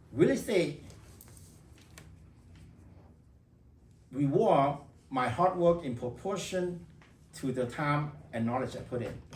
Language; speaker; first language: English; non-native, fluent; Vietnamese